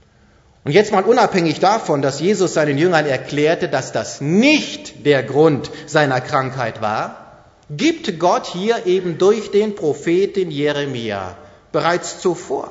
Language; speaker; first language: German; native; German